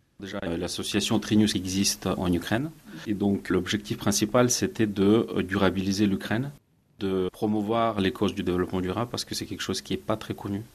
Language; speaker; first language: French; non-native, fluent; Ukrainian